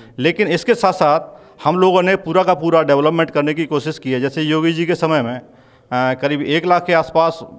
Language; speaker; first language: Hindi; native; Hindi